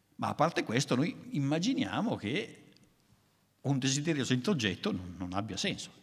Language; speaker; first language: Italian; native; Italian